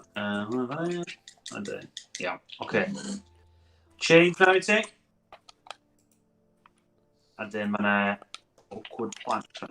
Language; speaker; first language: Welsh; native; Welsh